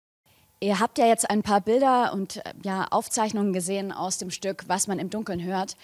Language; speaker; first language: German; native; German